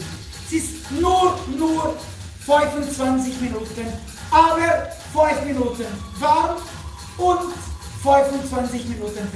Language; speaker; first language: German; non-native, learner; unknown